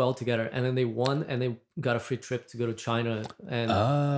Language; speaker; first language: English; non-native, fluent; Portuguese